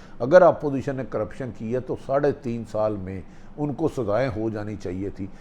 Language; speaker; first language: Urdu; native; Urdu